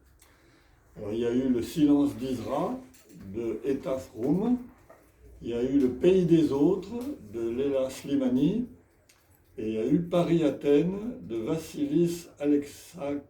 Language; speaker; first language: French; native; French